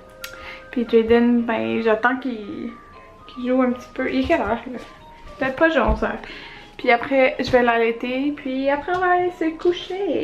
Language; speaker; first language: French; native; French